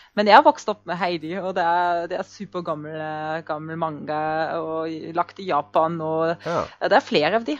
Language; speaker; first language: Norwegian; non-native, fluent; German